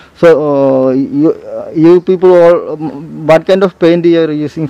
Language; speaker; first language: English; non-native, local second language; Malayalam